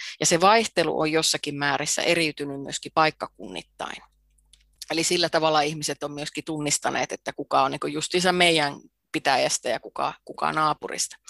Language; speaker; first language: Finnish; native; Finnish